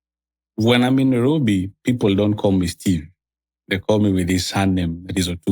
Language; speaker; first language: English; non-native, local second language; Swahili